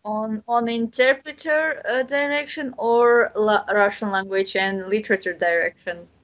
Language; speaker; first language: English; non-native, learner; Bashkir